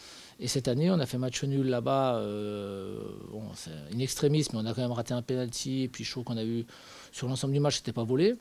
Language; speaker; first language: French; native; French